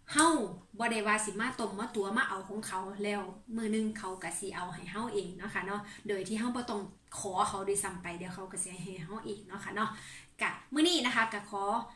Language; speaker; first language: Thai; native; Thai